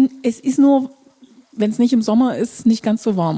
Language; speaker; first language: German; native; German